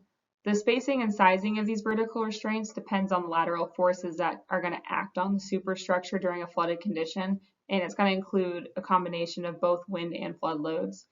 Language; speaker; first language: English; native; English